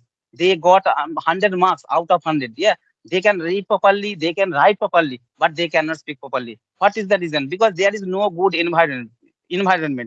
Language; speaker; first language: English; non-native, learner; Bangla